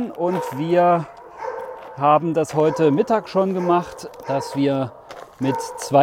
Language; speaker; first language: German; native; German